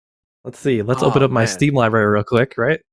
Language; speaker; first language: English; native; English